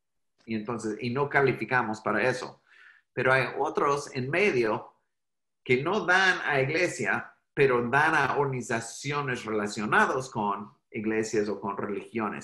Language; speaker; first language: Spanish; non-native, fluent; English